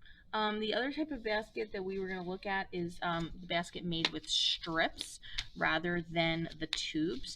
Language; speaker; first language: English; native; English